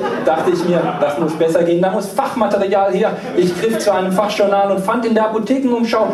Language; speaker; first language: German; native; German